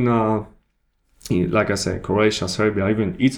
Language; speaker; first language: English; non-native, learner; Polish